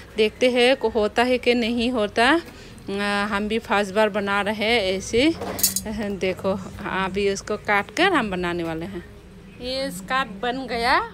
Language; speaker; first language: Hindi; non-native, local second language; Kok Borok